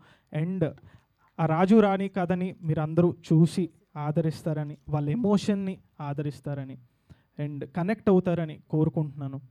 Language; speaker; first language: Telugu; native; Telugu